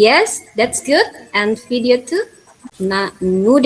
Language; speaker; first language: English; non-native, fluent; Indonesian